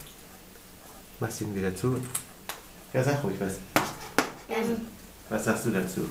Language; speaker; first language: German; native; German